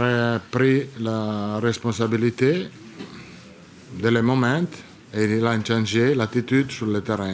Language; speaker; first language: French; non-native, learner; Italian